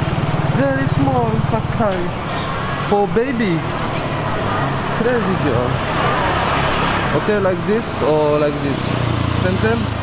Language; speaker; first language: English; non-native, learner; French